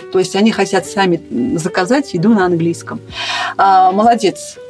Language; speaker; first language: Russian; non-native, local second language; Armenian